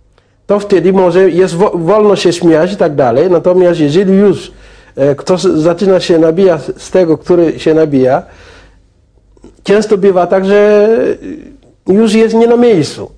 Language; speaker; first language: Polish; non-native, fluent; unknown